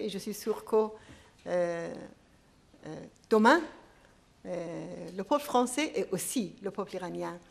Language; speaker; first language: French; non-native, fluent; Persian